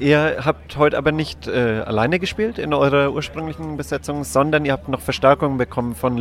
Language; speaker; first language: German; native; German